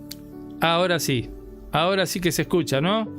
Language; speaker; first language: Spanish; native; Spanish